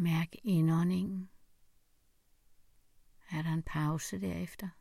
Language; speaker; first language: Danish; native; Danish